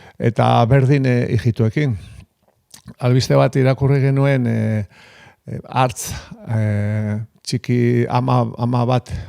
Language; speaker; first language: Basque; non-native, local second language; Spanish